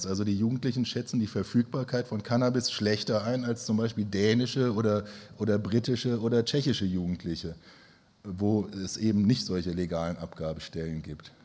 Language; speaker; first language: German; native; German